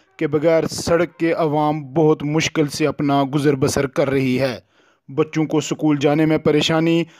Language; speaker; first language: Urdu; non-native, local second language; Kashmiri